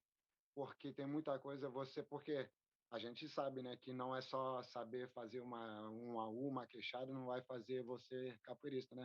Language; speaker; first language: Portuguese; non-native, fluent; French